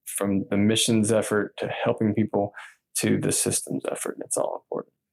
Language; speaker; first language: English; native; English